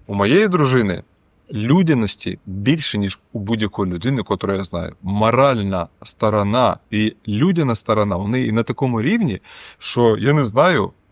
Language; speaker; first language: Ukrainian; non-native, local second language; Russian